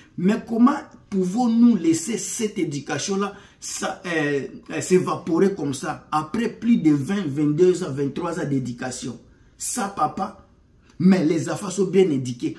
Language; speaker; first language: French; non-native, local second language; Lingala